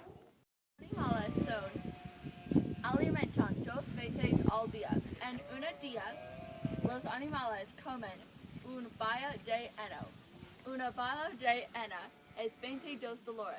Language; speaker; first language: Spanish; non-native, learner; English